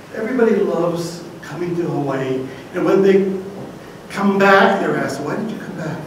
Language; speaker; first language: English; native; English